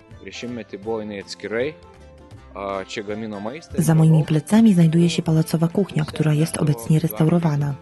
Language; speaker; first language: Polish; native; Polish